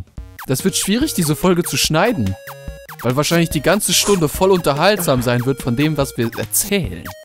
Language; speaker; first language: German; native; German